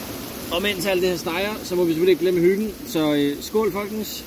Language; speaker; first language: Danish; native; Danish